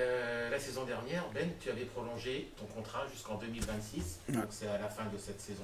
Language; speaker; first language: French; native; French